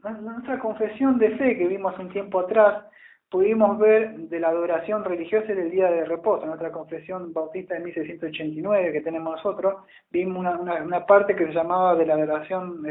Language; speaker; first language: Spanish; native; Spanish